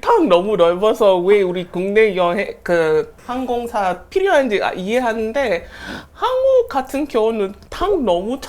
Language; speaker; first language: Korean; non-native, fluent; English